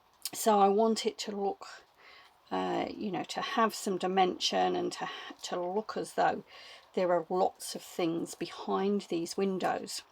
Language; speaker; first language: English; native; English